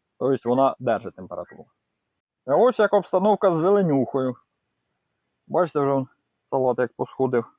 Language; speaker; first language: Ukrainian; native; Ukrainian